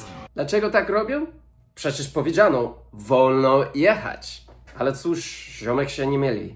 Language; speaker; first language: Polish; non-native, fluent; English